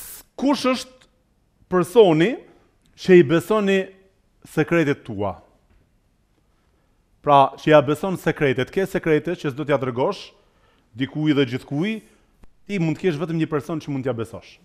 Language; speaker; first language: Albanian; native; Albanian